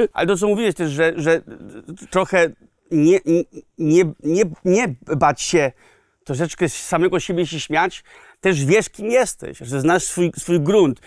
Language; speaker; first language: Polish; early bilingual, heritage; Polish